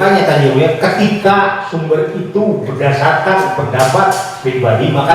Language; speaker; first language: Indonesian; native; Indonesian